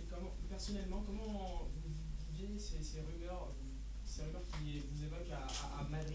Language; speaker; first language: French; native; French